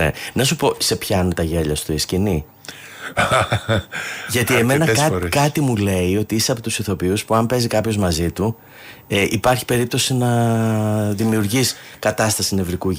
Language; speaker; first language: Greek; native; Greek